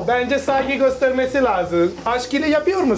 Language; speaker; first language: Turkish; non-native, learner; Italian